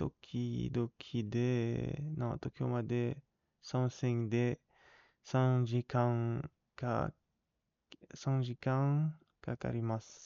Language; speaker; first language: Japanese; non-native, learner; English